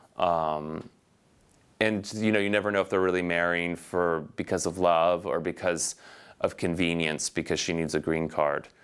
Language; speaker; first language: English; native; English